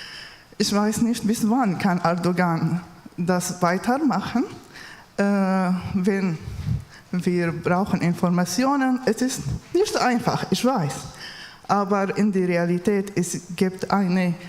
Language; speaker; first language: German; non-native, learner; Kurdish